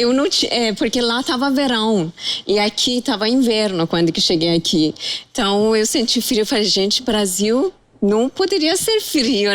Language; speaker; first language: Portuguese; non-native, fluent; Persian